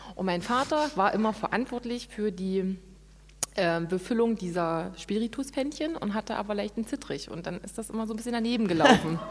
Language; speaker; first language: German; native; German